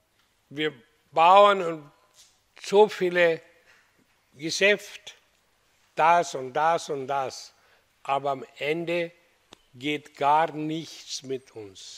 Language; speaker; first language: German; non-native, learner; Hindi